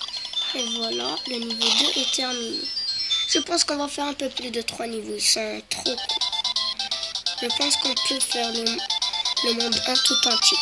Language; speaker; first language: French; native; French